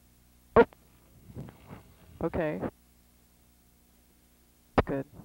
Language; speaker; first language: English; native; English